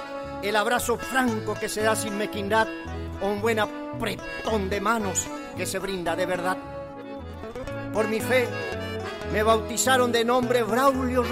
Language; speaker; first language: Spanish; non-native, local second language; Guarani